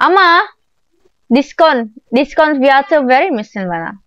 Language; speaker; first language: Turkish; non-native, learner; Indonesian